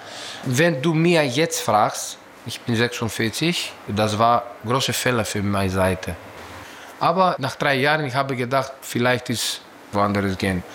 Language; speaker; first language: German; non-native, learner; Greek